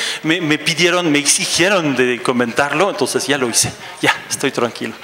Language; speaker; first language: Spanish; non-native, fluent; French